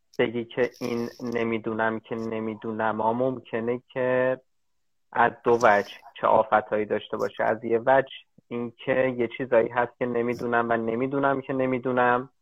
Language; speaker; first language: Persian; native; Persian